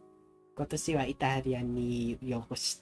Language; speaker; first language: Japanese; non-native, learner; Filipino